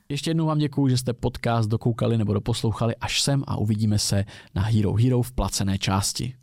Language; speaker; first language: Czech; native; Czech